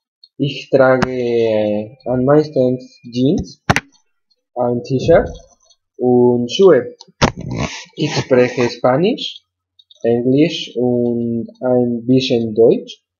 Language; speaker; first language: German; non-native, learner; Spanish